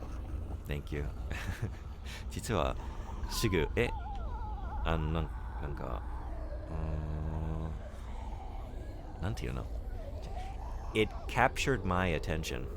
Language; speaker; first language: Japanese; non-native, learner; English